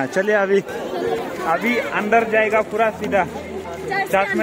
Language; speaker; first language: Hindi; non-native, local second language; Assamese